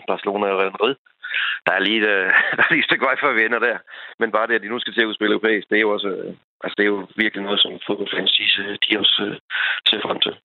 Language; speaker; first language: Danish; native; Danish